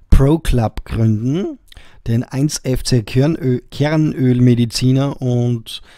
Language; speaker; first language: German; native; German